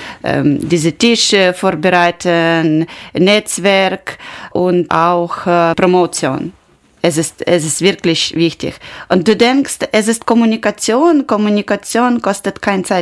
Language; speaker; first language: German; non-native, learner; Ukrainian